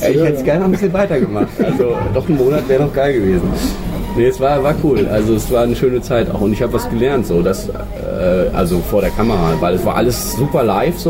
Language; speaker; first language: German; native; German